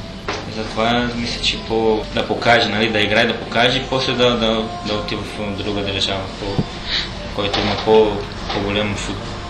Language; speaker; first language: Bulgarian; non-native, learner; Portuguese